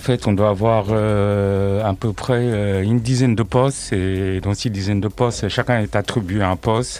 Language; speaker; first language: French; native; French